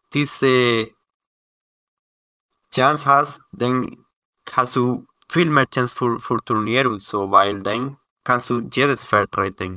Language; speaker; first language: German; non-native, learner; Spanish